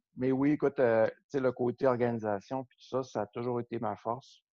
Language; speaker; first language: French; native; French